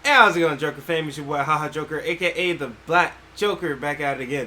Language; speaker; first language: English; native; English